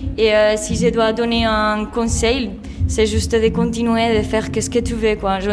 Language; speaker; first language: French; non-native, fluent; Spanish